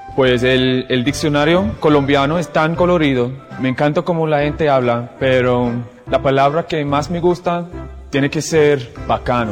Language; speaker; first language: Spanish; non-native, fluent; English